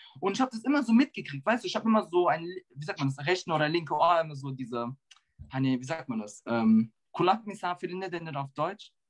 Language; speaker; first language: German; early bilingual, other home language; Turkish